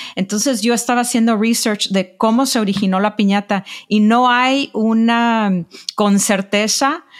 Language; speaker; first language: Spanish; early bilingual, heritage; Spanish